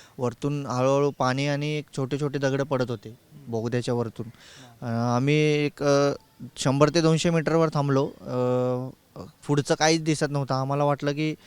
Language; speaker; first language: Marathi; native; Marathi